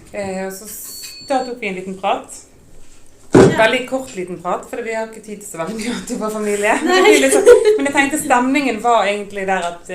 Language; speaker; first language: Norwegian; non-native, fluent; Ukrainian